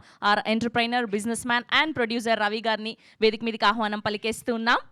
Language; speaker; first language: Telugu; native; Telugu